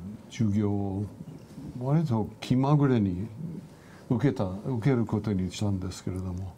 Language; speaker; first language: Japanese; non-native, fluent; English